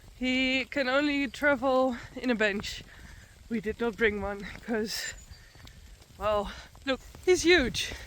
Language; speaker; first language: English; non-native, fluent; Dutch